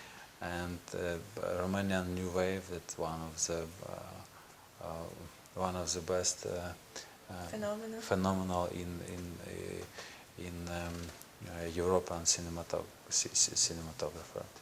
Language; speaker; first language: English; non-native, learner; Ukrainian